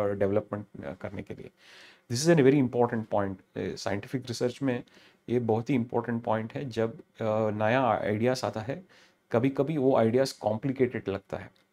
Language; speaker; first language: Hindi; non-native, local second language; Telugu